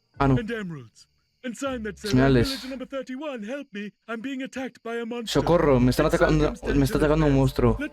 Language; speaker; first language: Spanish; native; Spanish